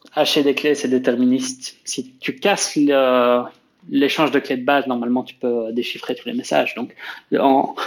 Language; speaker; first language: French; native; French